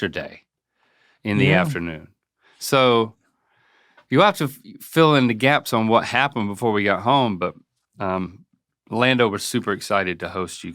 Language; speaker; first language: English; native; English